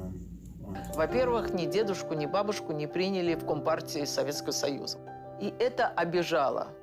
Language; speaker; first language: Russian; native; Russian